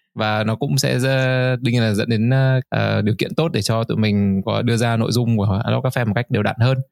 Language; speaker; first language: Vietnamese; native; Vietnamese